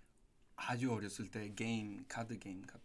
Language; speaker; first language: Korean; non-native, fluent; Spanish